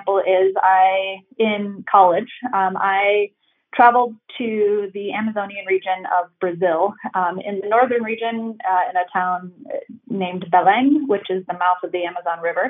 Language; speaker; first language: English; native; English